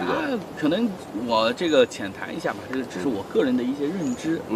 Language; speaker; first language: Chinese; native; Chinese